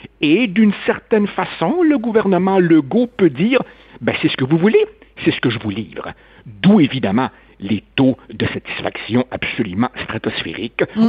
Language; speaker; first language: French; native; French